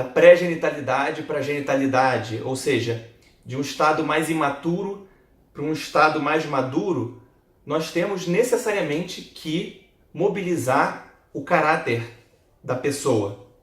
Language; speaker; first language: Portuguese; native; Portuguese